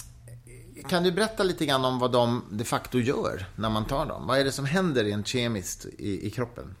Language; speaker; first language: Swedish; native; Swedish